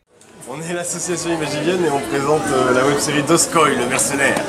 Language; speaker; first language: French; native; French